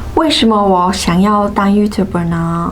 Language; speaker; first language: Chinese; non-native, fluent; Mongolian